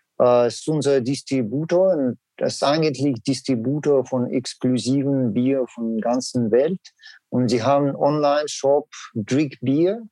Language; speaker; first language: German; non-native, learner; Russian